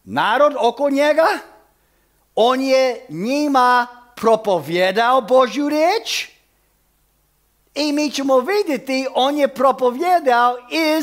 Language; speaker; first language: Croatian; early bilingual, heritage; Croatian